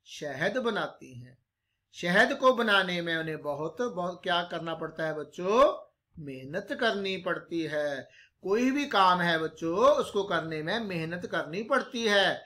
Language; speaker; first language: Hindi; non-native, local second language; Punjabi